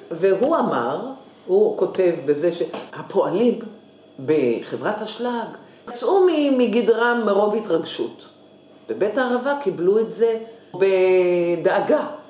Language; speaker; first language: Hebrew; native; Hebrew